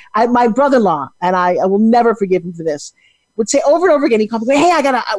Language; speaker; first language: English; native; English